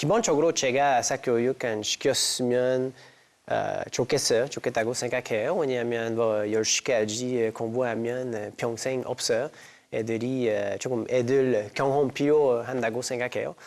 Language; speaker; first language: Korean; non-native, learner; English